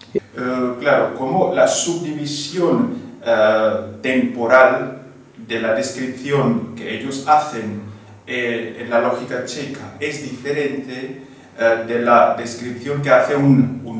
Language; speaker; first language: Spanish; non-native, fluent; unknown